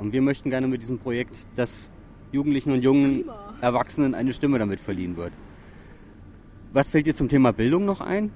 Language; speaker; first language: German; native; German